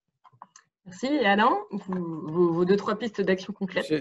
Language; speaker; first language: French; native; French